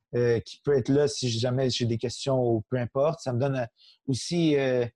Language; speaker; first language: French; native; French